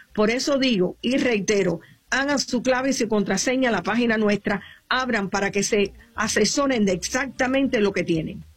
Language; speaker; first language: Spanish; early bilingual, heritage; Spanish